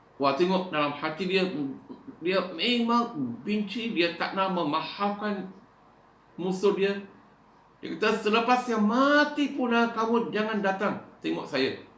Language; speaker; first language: Malay; non-native, local second language; Iban